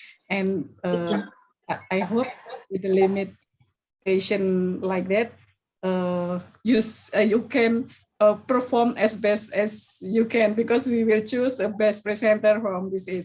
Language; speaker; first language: English; non-native, learner; Indonesian